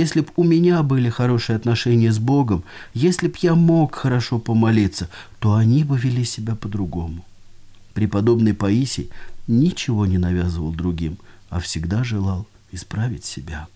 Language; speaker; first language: Russian; native; Russian